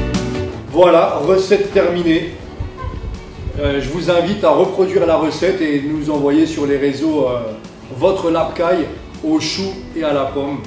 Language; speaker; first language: French; native; French